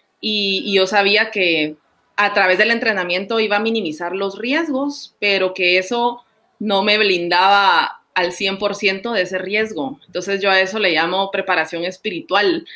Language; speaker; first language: Spanish; native; Spanish